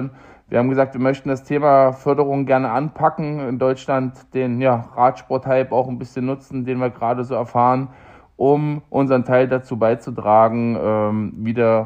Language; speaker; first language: German; native; German